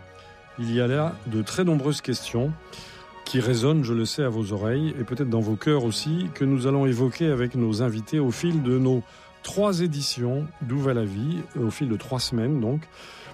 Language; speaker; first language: French; native; French